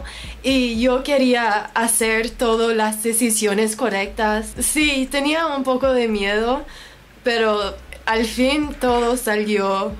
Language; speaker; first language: Spanish; non-native, learner; English